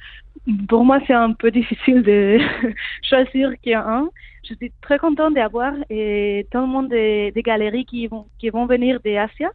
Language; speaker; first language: French; non-native, learner; Spanish